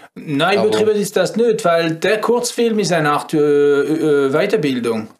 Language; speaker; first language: German; non-native, fluent; French